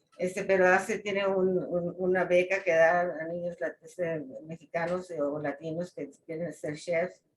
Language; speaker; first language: Spanish; native; Spanish